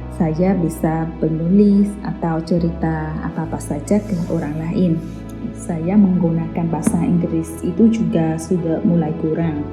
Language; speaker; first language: Indonesian; non-native, learner; Khmer